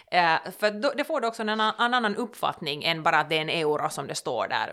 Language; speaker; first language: Swedish; native; Swedish